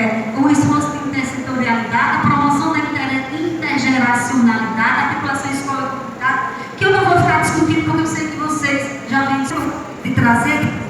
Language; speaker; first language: Portuguese; native; Portuguese